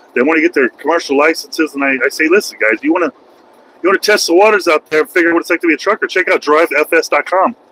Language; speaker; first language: English; native; English